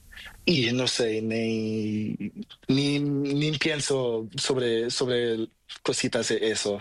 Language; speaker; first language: Spanish; non-native, learner; Portuguese